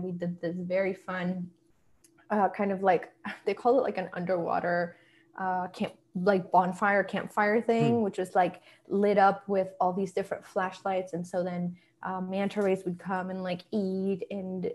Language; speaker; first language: English; early bilingual, other home language; Spanish